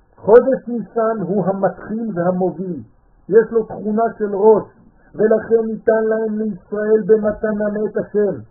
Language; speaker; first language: Hebrew; non-native, fluent; French